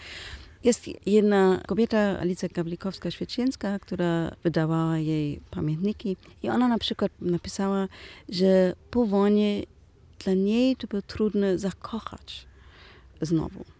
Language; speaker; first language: Polish; non-native, learner; German